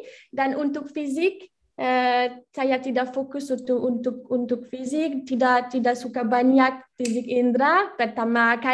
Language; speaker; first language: Indonesian; non-native, learner; French